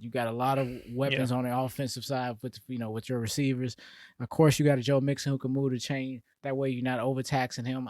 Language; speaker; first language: English; native; English